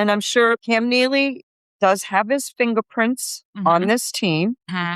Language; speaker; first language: English; native; English